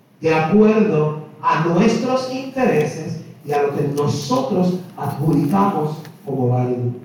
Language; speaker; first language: Spanish; native; Spanish